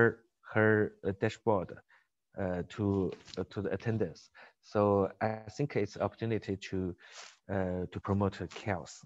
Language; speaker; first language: English; non-native, learner; Chinese